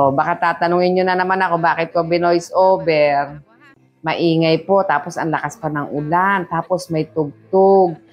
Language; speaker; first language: Filipino; non-native, local second language; Pampanga